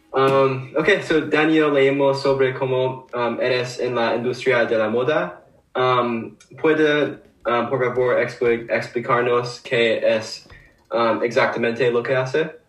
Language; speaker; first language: Spanish; non-native, learner; English